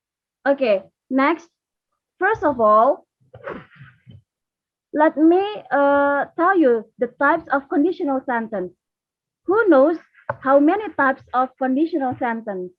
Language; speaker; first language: English; non-native, learner; Indonesian